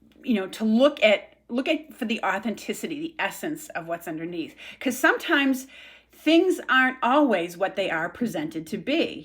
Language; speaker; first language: English; native; English